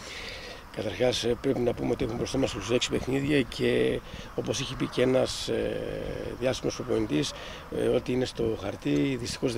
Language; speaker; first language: Greek; native; Greek